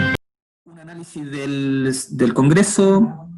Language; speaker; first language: Spanish; native; Spanish